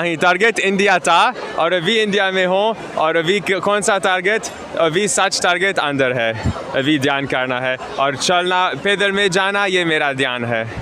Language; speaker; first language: Hindi; non-native, learner; German